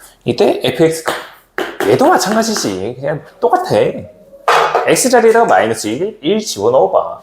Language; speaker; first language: Korean; native; Korean